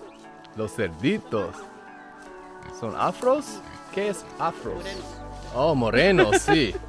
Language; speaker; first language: Spanish; non-native, learner; English